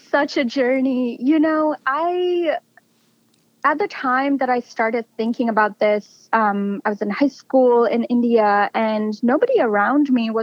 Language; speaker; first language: English; non-native, local second language; Bangla